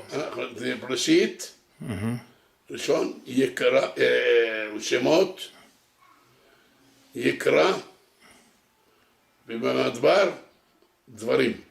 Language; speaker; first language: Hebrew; non-native, local second language; Arabic